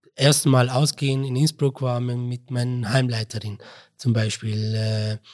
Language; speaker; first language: German; non-native, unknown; Arabic